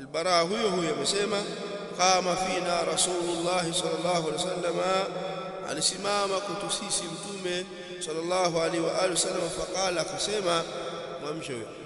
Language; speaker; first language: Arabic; non-native, fluent; Swahili